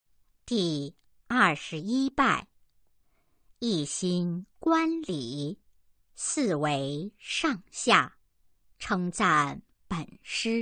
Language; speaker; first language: Chinese; native; Chinese